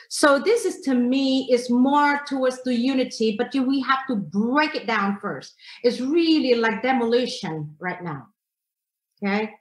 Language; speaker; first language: English; non-native, fluent; Indonesian